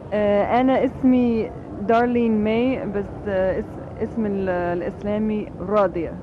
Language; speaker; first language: Arabic; non-native, learner; English